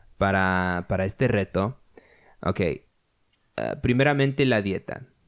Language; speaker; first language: Spanish; early bilingual, heritage; Spanish